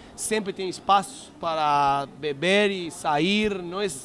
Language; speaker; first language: Portuguese; non-native, learner; Spanish